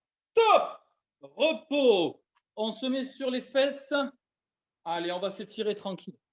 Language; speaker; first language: French; native; French